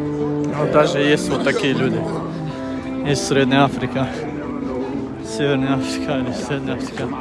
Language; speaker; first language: Russian; non-native, fluent; Tajik